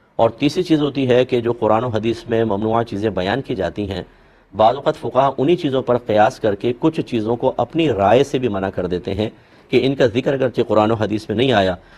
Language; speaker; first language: Urdu; native; Urdu